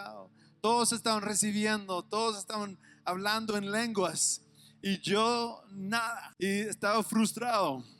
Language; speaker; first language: Spanish; non-native, fluent; English